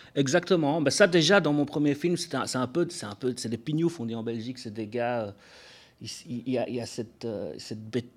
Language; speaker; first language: French; native; French